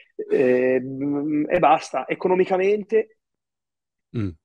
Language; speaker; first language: Italian; early bilingual, other home language; Arabic